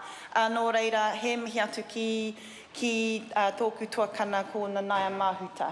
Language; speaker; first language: Māori; non-native, learner; English